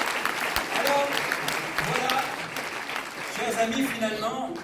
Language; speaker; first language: French; native; French